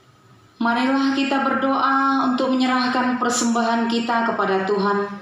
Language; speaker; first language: Indonesian; native; Indonesian